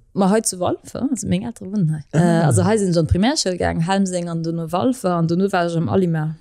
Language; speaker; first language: Luxembourgish; early bilingual, other home language; French